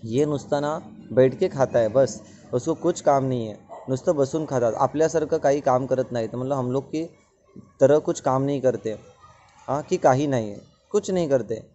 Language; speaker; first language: Hindi; non-native, local second language; Marathi